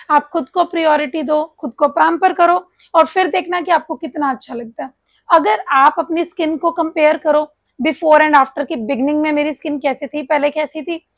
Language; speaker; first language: Hindi; native; Hindi